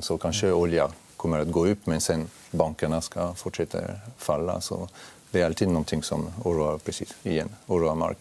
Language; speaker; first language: Swedish; non-native, fluent; French